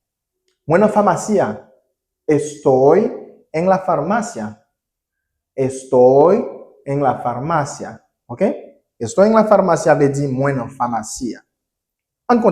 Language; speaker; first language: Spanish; non-native, learner; Haitian Creole